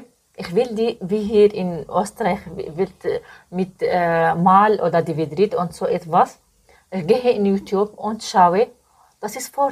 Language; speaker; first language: German; non-native, learner; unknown